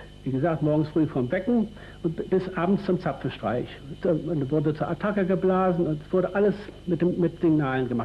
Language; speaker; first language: German; native; German